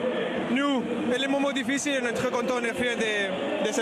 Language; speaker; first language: French; non-native, fluent; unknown